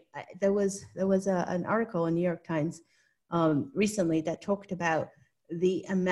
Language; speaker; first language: English; non-native, local second language; Cantonese